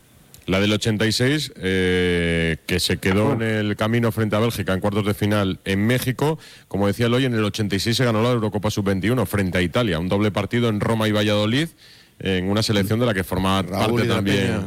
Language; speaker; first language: Spanish; native; Spanish